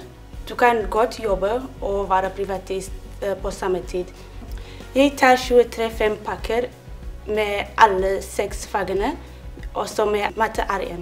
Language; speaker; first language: Norwegian; non-native, fluent; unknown